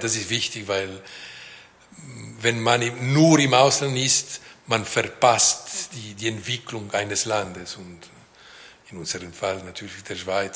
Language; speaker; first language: German; non-native, local second language; French